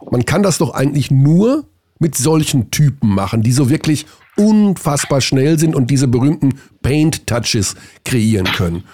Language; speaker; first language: German; native; German